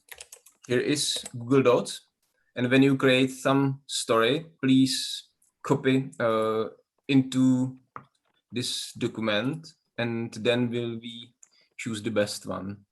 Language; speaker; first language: English; non-native, learner; Czech